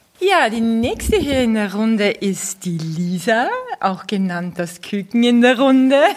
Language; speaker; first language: German; native; German